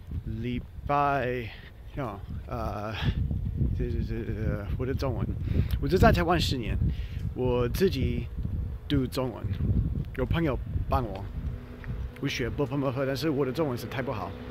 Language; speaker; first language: Chinese; non-native, learner; English